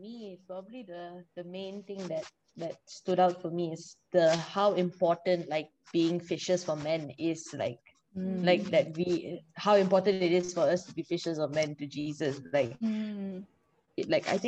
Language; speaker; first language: English; non-native, local second language; Tamil